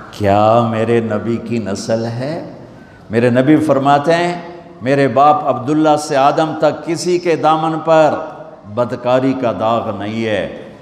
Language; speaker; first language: Urdu; non-native, local second language; Punjabi